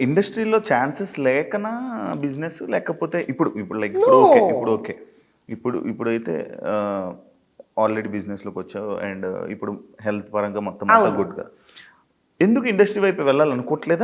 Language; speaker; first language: Telugu; native; Telugu